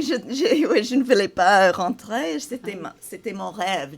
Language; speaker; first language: French; non-native, fluent; English